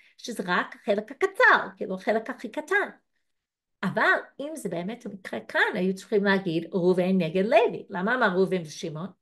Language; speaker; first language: Hebrew; non-native, fluent; English